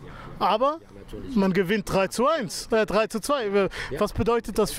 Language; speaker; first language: German; native; German